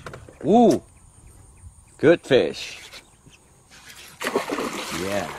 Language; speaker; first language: English; non-native, learner; Indonesian